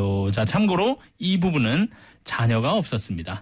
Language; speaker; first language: Korean; native; Korean